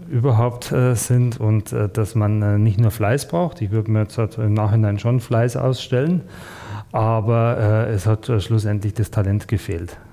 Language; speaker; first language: German; native; German